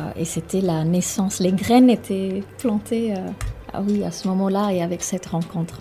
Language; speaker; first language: French; non-native, fluent; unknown